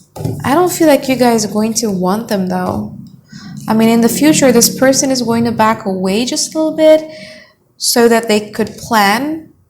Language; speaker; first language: English; non-native, fluent; Indonesian